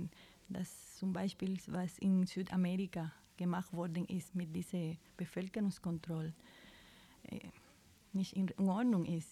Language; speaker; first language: German; non-native, fluent; Spanish